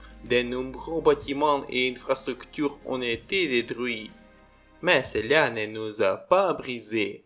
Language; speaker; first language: French; non-native, learner; Ukrainian